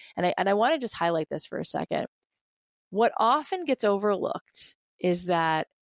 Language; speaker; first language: English; native; English